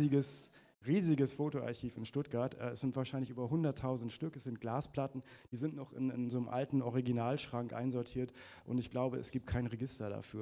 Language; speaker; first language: German; native; German